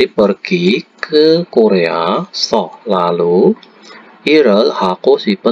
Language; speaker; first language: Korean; non-native, fluent; Indonesian